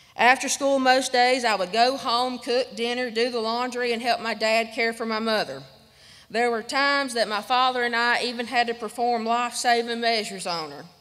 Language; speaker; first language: English; native; English